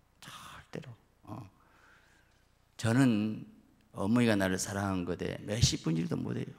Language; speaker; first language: Korean; native; Korean